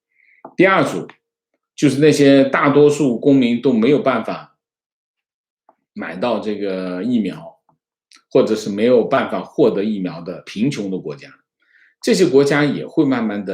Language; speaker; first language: Chinese; native; Chinese